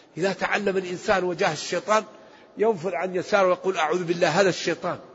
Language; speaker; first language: Arabic; native; Arabic